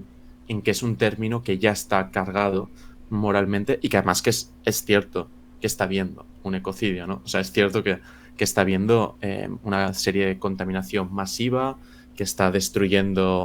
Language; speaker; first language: Spanish; native; Spanish